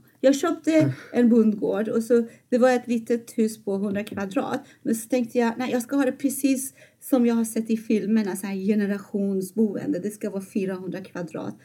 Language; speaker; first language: Swedish; non-native, fluent; Persian